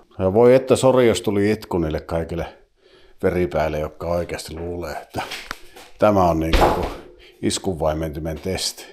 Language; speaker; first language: Finnish; native; Finnish